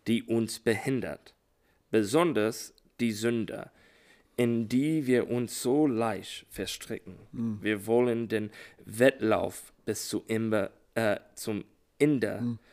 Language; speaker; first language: German; non-native, learner; English